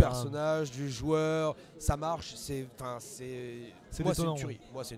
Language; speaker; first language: French; native; French